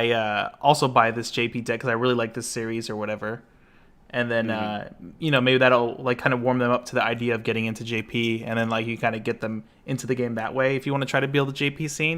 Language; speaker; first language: English; native; English